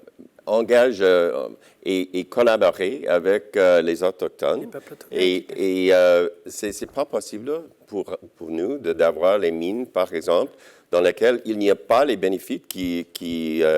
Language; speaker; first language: French; non-native, local second language; English